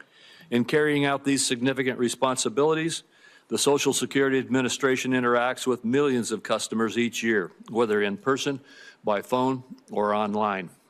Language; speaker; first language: English; native; English